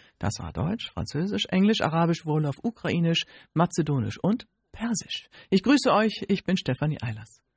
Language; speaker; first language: German; native; German